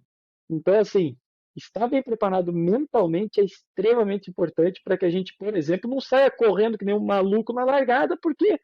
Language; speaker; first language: Portuguese; native; Portuguese